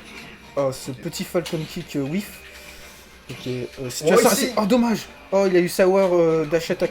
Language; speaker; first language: French; native; French